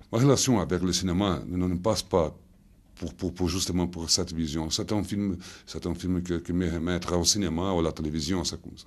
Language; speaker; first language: French; non-native, fluent; Portuguese